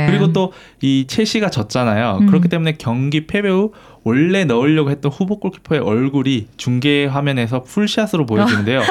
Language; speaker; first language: Korean; native; Korean